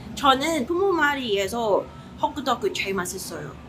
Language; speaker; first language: Korean; non-native, learner; Cantonese